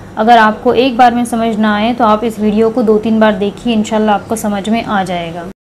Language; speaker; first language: Hindi; native; Hindi